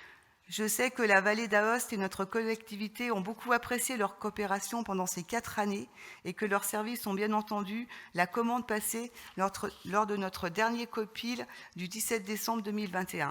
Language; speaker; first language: French; native; French